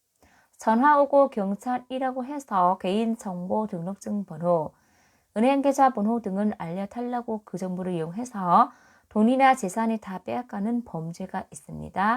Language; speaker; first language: Korean; non-native, fluent; Vietnamese